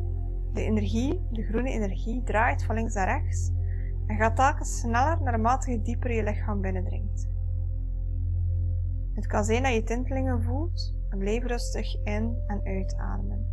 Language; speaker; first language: Dutch; native; Dutch